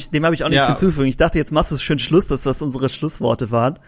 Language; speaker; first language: German; native; German